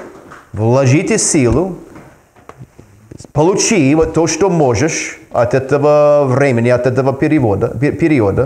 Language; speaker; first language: Russian; non-native, fluent; English